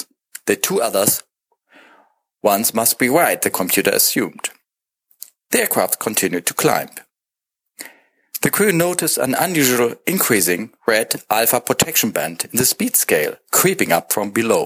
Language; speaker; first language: English; non-native, fluent; German